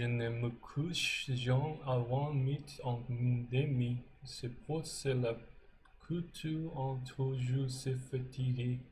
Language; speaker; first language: French; non-native, learner; English